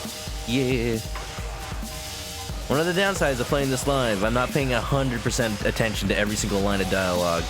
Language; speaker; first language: English; native; English